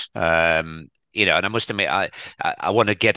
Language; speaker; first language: English; native; English